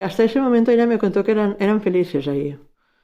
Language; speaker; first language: Spanish; native; Spanish